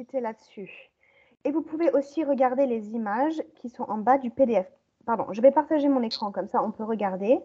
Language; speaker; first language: French; native; French